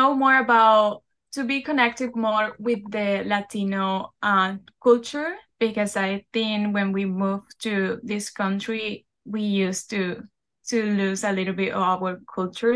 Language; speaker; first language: English; non-native, fluent; Spanish